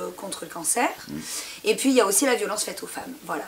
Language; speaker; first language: French; native; French